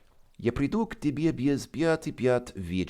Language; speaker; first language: Russian; non-native, fluent; English